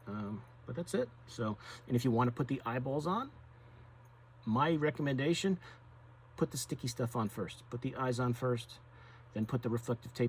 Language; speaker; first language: English; native; English